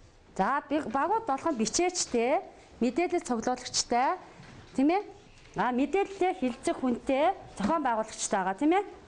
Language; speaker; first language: Mongolian; native; Mongolian